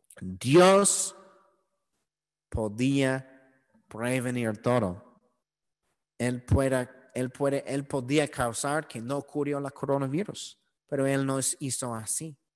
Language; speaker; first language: Spanish; non-native, learner; English